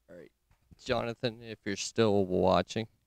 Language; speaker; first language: English; native; English